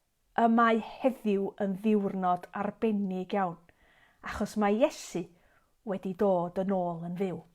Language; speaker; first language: Welsh; native; Welsh